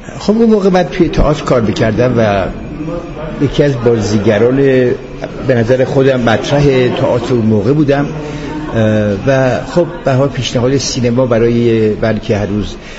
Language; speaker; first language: Persian; native; Persian